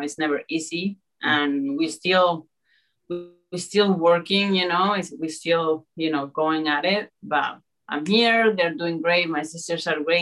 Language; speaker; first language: English; early bilingual, other home language; Spanish